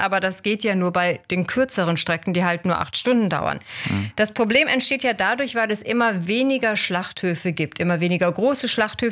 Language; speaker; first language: German; native; German